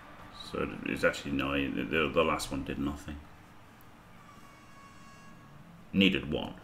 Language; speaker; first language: English; native; English